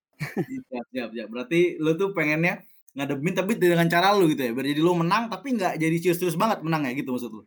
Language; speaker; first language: Indonesian; native; Indonesian